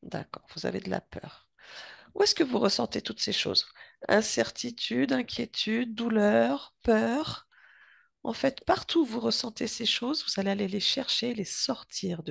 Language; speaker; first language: French; native; French